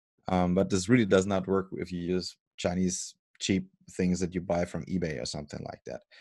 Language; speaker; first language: English; non-native, fluent; German